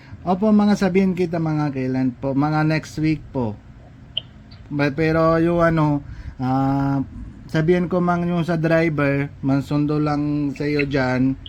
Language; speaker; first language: Filipino; non-native, learner; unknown